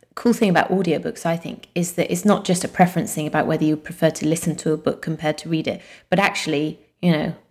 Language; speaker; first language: English; native; English